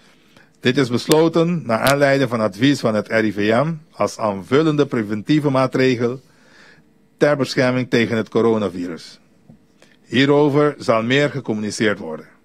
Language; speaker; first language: Dutch; native; Dutch